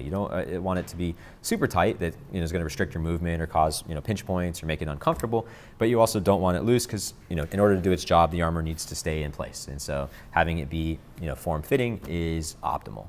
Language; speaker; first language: English; native; English